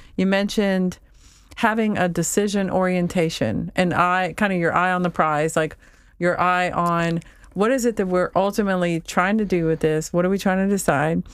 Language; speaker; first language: English; native; English